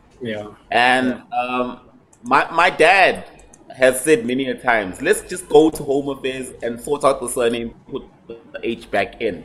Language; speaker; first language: English; native; English